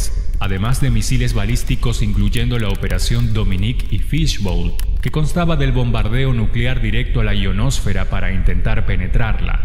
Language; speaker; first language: Spanish; native; Spanish